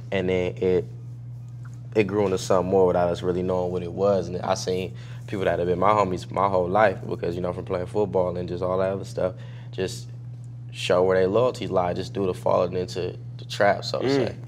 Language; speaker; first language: English; native; English